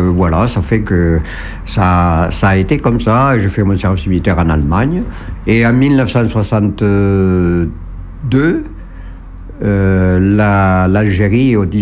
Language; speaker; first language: French; native; French